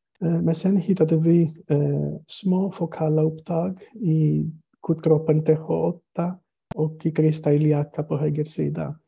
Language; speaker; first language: Swedish; non-native, fluent; Greek